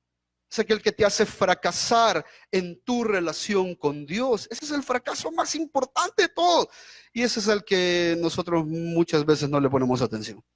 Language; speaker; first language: Spanish; native; Spanish